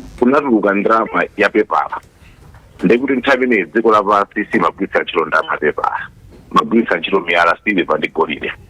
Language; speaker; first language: Nyanja; native; Nyanja